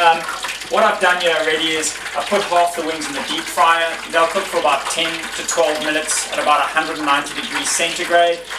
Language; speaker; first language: English; native; English